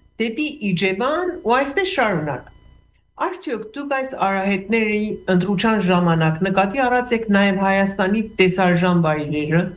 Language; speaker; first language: Armenian; early bilingual, heritage; Armenian